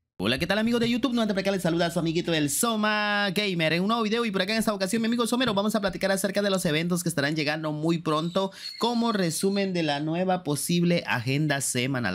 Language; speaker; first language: Spanish; native; Spanish